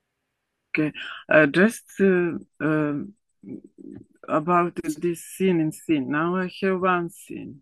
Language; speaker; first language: English; non-native, learner; Serbian